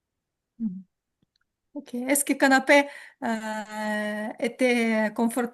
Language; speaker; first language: French; non-native, learner; Ukrainian